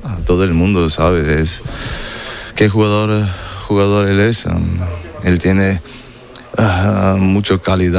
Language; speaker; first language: Spanish; non-native, learner; German